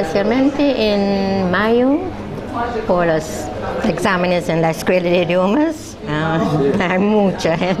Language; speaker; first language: Spanish; non-native, learner; English